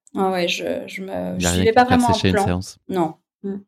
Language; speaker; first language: French; native; French